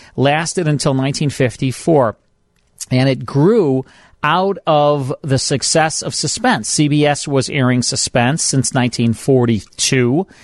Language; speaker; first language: English; native; English